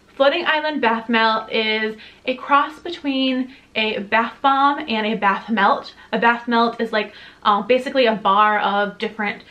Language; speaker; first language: English; native; English